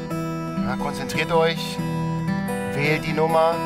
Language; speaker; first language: German; native; German